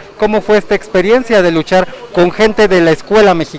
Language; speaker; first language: Spanish; native; Spanish